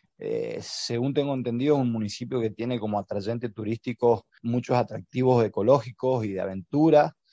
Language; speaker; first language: Spanish; native; Spanish